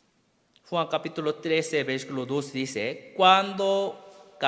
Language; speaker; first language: Spanish; non-native, learner; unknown